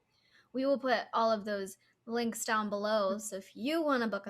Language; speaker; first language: English; native; English